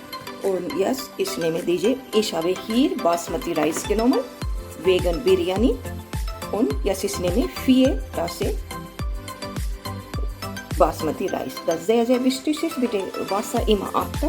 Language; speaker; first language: German; non-native, learner; Hindi